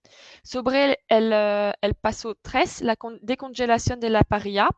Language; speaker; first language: Spanish; non-native, fluent; French